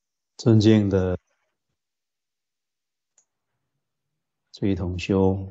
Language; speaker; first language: Chinese; native; Chinese